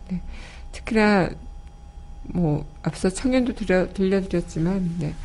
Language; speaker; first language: Korean; native; Korean